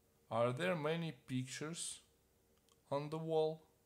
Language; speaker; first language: English; non-native, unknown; Ukrainian